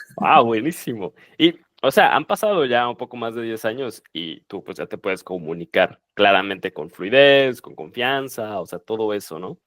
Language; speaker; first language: Spanish; native; Spanish